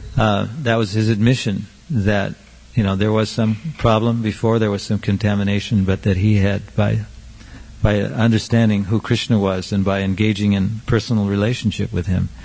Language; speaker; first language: English; native; English